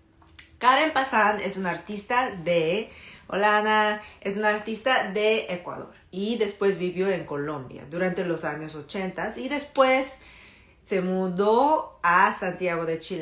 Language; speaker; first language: Spanish; non-native, fluent; Korean